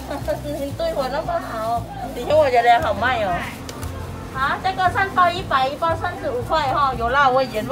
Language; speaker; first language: Chinese; non-native, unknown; Thai